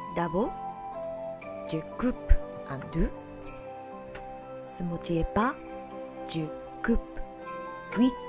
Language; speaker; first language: French; non-native, learner; Japanese